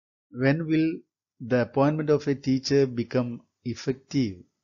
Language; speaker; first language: English; non-native, local second language; Malayalam